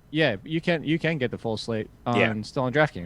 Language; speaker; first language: English; native; English